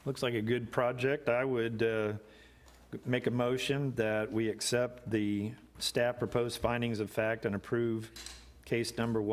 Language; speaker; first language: English; native; English